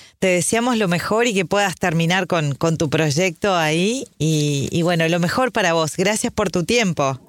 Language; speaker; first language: Spanish; native; Spanish